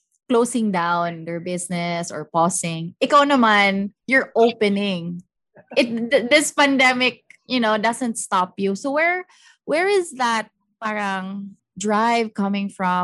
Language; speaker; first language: English; non-native, local second language; Cebuano